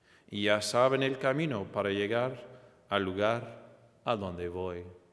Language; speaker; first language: Spanish; non-native, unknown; English